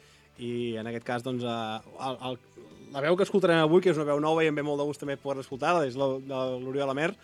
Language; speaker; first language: Catalan; native; Catalan